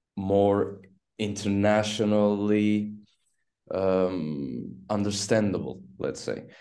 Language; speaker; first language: English; non-native, fluent; Turkish